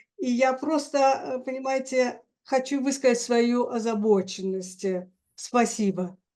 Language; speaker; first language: Russian; native; Russian